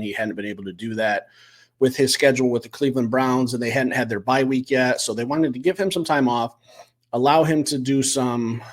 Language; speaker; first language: English; native; English